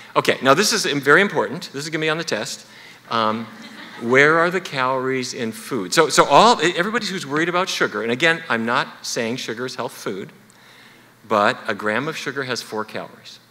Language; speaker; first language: English; native; English